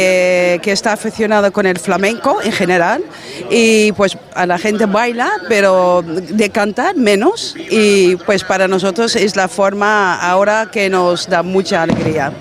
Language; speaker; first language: Spanish; non-native, fluent; Dutch